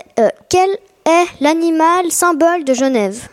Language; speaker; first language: French; native; French